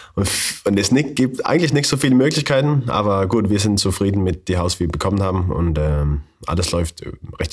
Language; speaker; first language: German; non-native, learner; Faroese